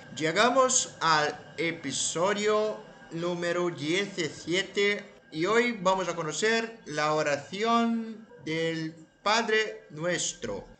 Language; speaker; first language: Spanish; non-native, learner; Portuguese